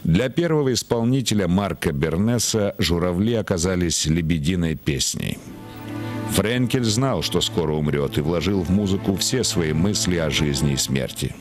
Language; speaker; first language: Russian; native; Russian